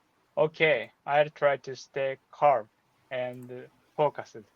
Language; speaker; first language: English; non-native, learner; Japanese